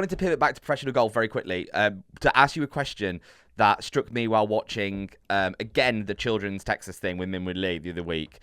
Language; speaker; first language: English; native; English